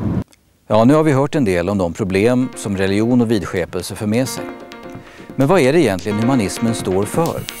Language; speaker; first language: Swedish; native; Swedish